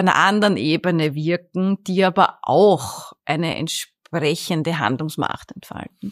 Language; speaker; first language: German; native; German